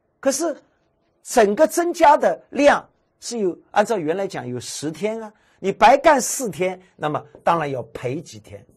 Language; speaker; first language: Chinese; native; Chinese